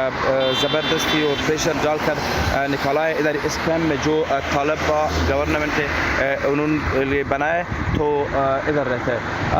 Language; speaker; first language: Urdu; non-native, fluent; Pashto